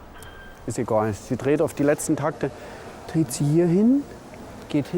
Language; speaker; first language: German; native; German